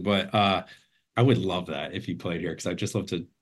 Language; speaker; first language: English; native; English